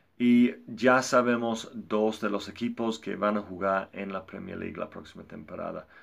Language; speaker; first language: Spanish; non-native, fluent; English